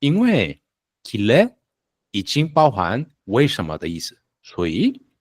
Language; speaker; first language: Chinese; non-native, fluent; Korean